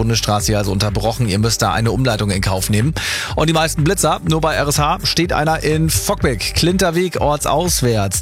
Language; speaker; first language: German; native; German